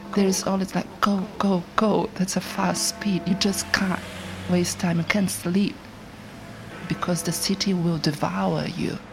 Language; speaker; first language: English; non-native, fluent; Portuguese